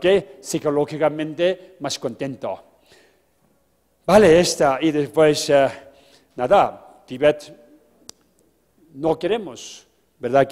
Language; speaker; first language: Spanish; non-native, fluent; Tibetan